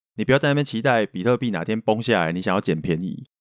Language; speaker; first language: Chinese; non-native, local second language; Min Nan Chinese